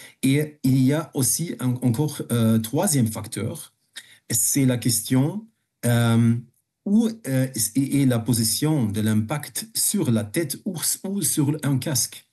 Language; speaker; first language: French; non-native, fluent; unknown